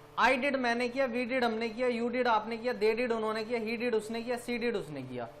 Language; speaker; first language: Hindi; native; Hindi